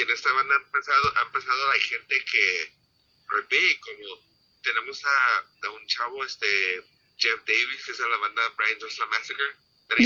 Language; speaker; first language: Spanish; early bilingual, heritage; Spanish